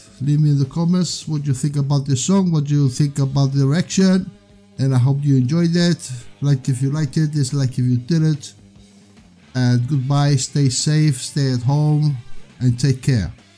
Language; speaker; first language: English; non-native, fluent; Spanish